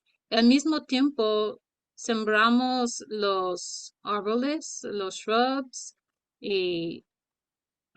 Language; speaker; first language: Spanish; early bilingual, heritage; Spanish